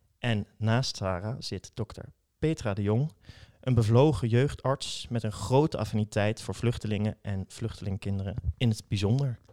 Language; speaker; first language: Dutch; native; Dutch